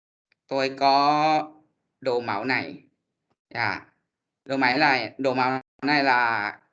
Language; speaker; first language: Vietnamese; non-native, learner; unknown